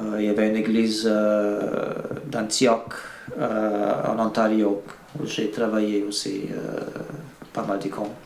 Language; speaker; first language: French; non-native, fluent; Bulgarian